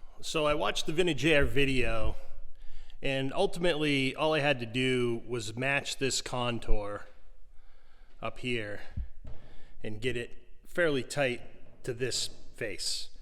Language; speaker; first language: English; native; English